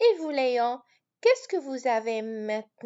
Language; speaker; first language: French; non-native, fluent; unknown